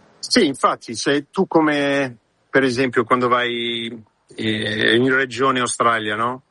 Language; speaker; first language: Italian; early bilingual, heritage; Italian